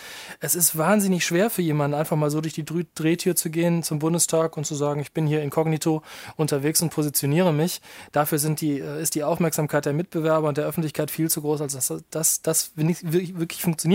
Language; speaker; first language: German; native; German